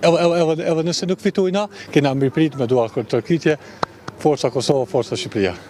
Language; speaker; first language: Albanian; native; Albanian